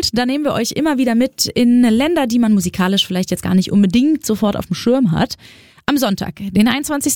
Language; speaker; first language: German; native; German